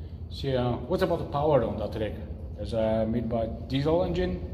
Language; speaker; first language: English; non-native, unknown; Polish